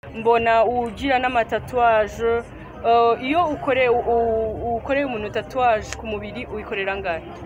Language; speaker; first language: Rundi; native; Rundi